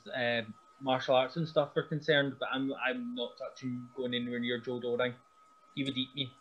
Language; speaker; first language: English; native; English